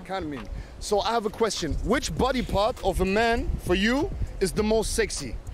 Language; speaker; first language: English; non-native, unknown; German